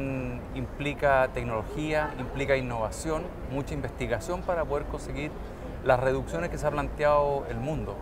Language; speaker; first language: Spanish; native; Spanish